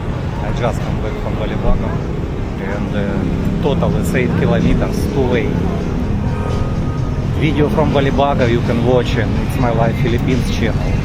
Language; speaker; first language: English; non-native, learner; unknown